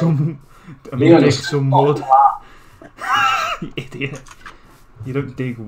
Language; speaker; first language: English; native; English